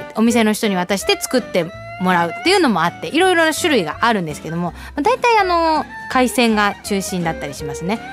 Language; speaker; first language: Japanese; early bilingual, heritage; Japanese